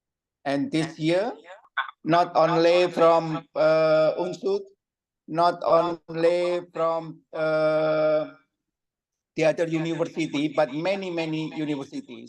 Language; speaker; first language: English; non-native, learner; Indonesian